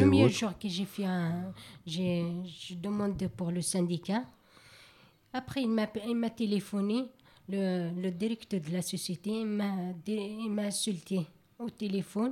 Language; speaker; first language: French; non-native, learner; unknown